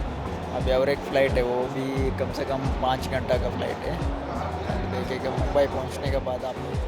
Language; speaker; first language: Hindi; non-native, local second language; Tulu